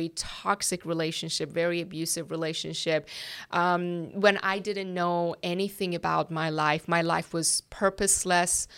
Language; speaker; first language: English; non-native, fluent; Persian